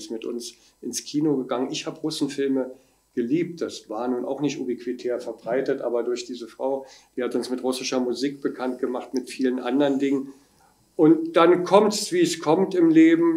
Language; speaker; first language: German; native; German